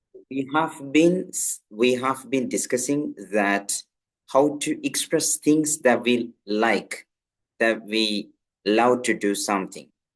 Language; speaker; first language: English; non-native, local second language; Malayalam